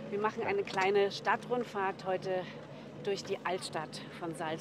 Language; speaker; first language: German; native; German